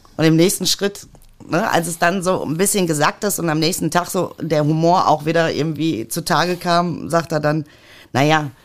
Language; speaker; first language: German; native; German